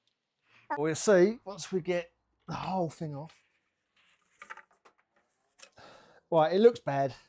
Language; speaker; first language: English; native; English